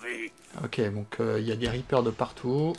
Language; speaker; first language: French; native; French